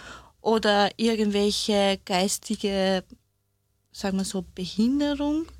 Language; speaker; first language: German; non-native, fluent; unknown